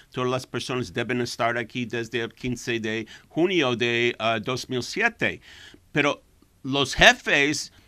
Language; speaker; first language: Spanish; non-native, fluent; English